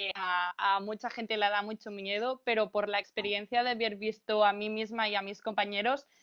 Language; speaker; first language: Spanish; non-native, local second language; Catalan